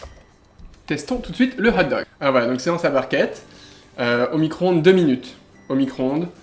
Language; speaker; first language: French; native; French